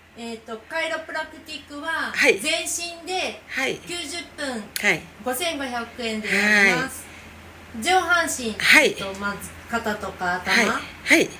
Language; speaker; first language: Japanese; non-native, fluent; Thai